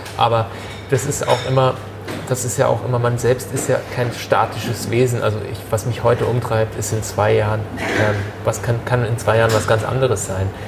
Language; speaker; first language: German; early bilingual, other home language; Turkish